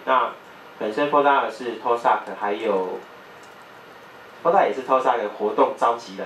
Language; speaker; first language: Chinese; native; Chinese